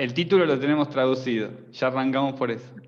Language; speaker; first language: Spanish; native; Spanish